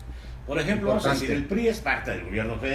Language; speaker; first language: Spanish; native; Spanish